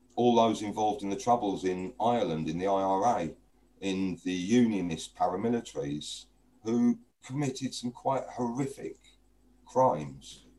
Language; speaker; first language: English; native; English